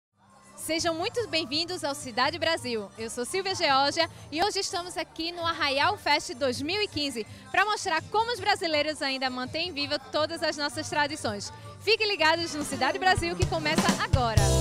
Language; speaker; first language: Portuguese; native; Portuguese